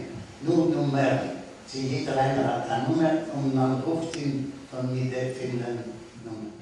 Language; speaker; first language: German; non-native, learner; Yiddish